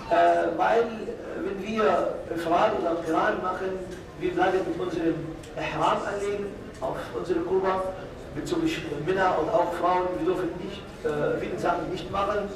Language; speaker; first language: German; non-native, fluent; Arabic